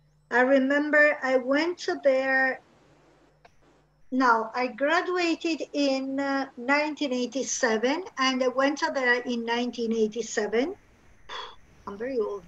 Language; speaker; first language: English; non-native, fluent; Italian